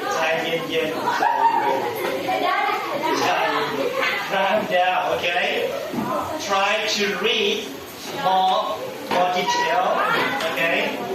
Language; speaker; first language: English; non-native, learner; Thai